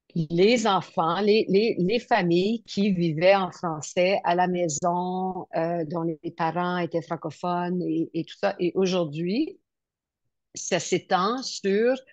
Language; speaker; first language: French; native; French